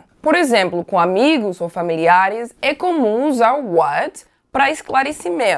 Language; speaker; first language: Portuguese; non-native, fluent; English